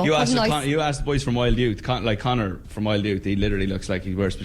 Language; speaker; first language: English; native; English